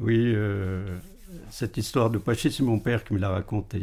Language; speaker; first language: French; early bilingual, other home language; Arabic